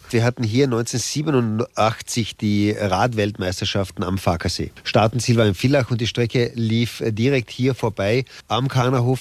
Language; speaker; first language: German; non-native, local second language; Slovenian